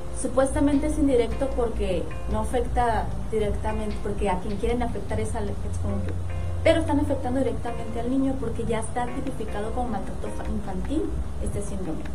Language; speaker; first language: Spanish; native; Spanish